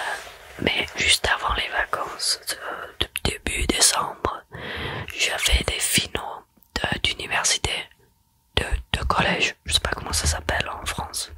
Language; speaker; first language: French; early bilingual, heritage; French